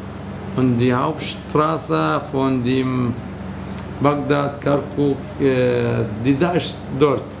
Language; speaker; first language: German; non-native, learner; Kurdish